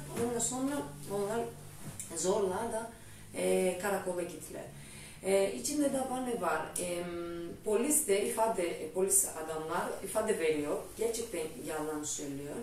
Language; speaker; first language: Turkish; non-native, learner; Greek